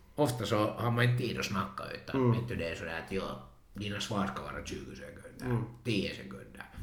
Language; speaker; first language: Swedish; non-native, local second language; Finnish